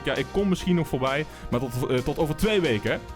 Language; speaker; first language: Dutch; native; Dutch